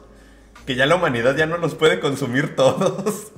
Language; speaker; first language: Spanish; native; Spanish